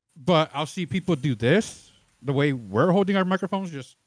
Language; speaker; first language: English; native; English